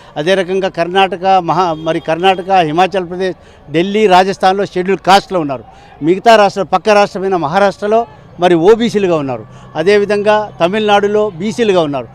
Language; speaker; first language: Telugu; non-native, local second language; Lambadi